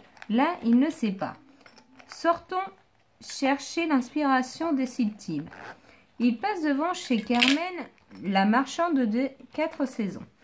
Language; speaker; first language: French; native; French